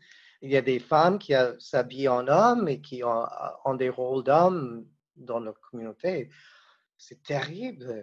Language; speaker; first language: French; non-native, fluent; English